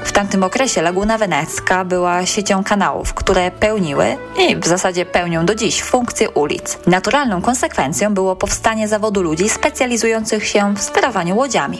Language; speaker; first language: Polish; native; Polish